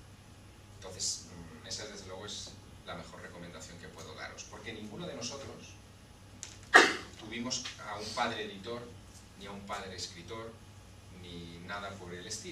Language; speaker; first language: Spanish; native; Spanish